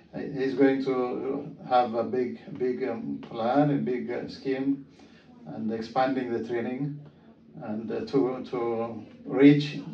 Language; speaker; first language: English; non-native, fluent; Amharic